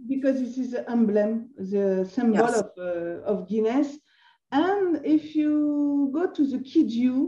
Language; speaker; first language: English; non-native, learner; French